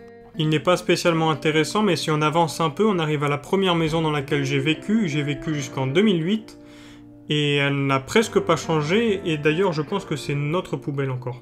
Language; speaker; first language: French; native; French